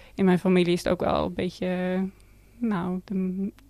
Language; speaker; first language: Dutch; native; Dutch